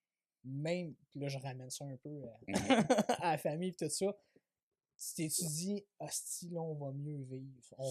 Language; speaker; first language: French; native; French